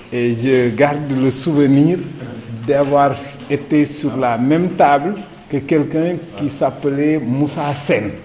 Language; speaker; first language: French; non-native, local second language; Wolof